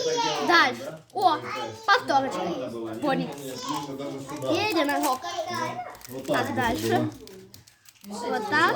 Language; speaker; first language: Russian; native; Russian